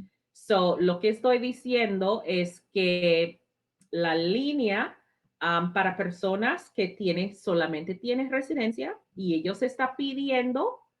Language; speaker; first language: Spanish; non-native, fluent; English